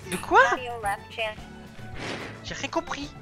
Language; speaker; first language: French; native; French